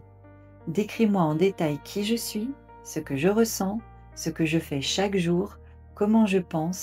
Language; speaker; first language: French; native; French